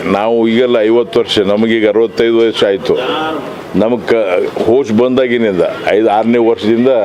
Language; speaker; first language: Kannada; non-native, local second language; Lambadi